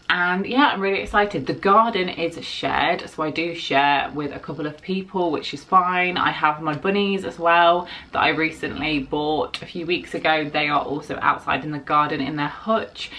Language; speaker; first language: English; native; English